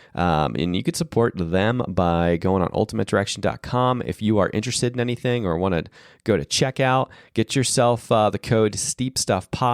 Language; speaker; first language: English; native; English